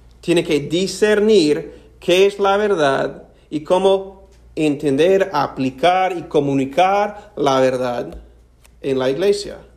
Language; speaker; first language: Spanish; non-native, fluent; English